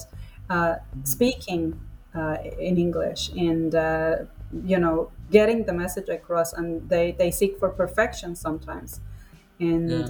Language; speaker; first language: English; non-native, fluent; Persian